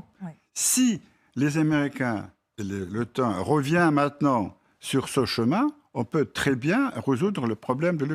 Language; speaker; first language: French; non-native, fluent; Russian